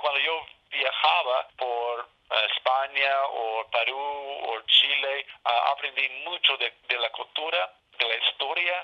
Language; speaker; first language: Spanish; non-native, learner; English